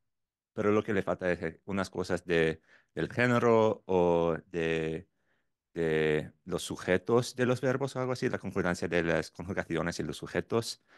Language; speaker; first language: Spanish; non-native, fluent; English